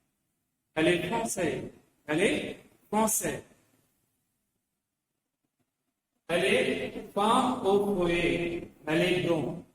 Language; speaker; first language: French; non-native, fluent; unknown